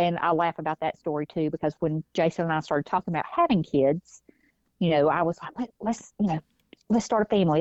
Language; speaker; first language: English; native; English